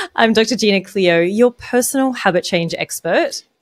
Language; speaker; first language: English; non-native, fluent; Arabic